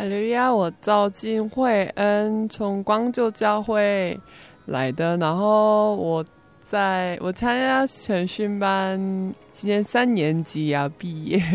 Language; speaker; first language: Chinese; non-native, fluent; Korean